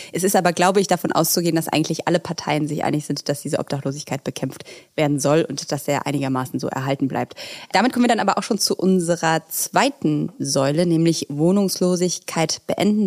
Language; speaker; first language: German; native; German